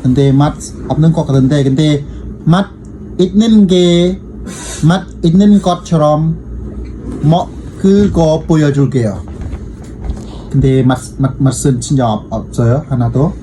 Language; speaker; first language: Korean; non-native, learner; Vietnamese